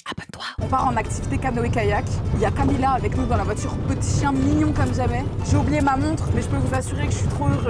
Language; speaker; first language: French; native; French